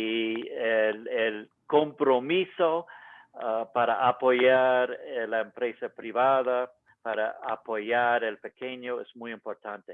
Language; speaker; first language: Spanish; non-native, fluent; English